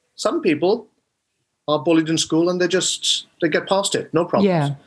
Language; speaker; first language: English; native; English